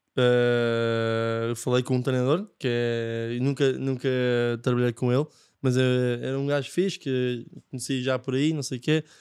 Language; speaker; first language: Portuguese; non-native, fluent; Japanese